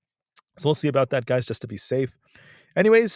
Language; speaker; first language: English; native; English